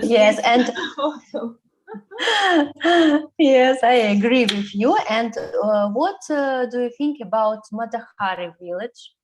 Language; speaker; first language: English; non-native, learner; Russian